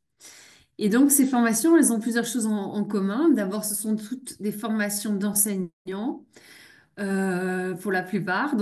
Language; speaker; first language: French; native; French